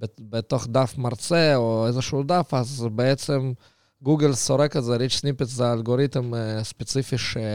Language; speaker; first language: Hebrew; early bilingual, other home language; Russian